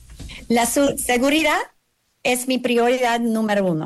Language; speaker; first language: Spanish; non-native, learner; English